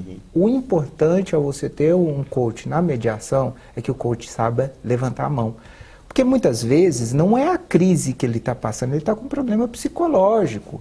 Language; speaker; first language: Portuguese; native; Portuguese